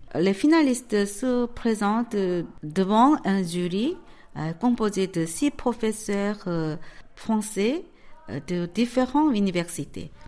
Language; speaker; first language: French; non-native, fluent; Korean